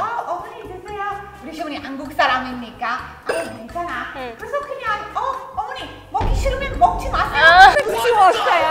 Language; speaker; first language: Korean; non-native, fluent; Italian